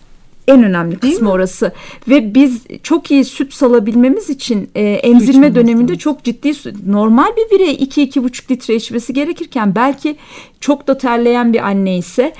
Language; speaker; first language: Turkish; native; Turkish